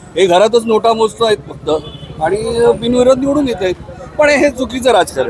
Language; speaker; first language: Marathi; native; Marathi